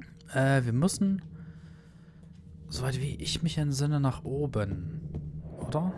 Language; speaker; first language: German; native; German